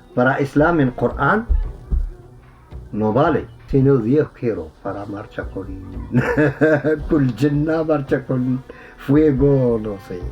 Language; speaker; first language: Spanish; non-native, learner; Arabic